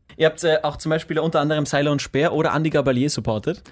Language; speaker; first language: German; native; German